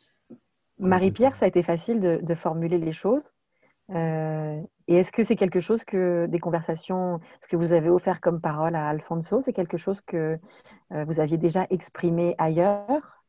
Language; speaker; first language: French; native; French